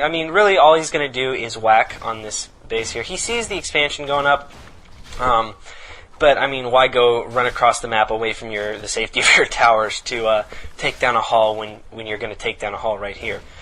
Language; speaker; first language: English; native; English